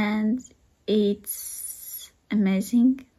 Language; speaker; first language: English; non-native, learner; Russian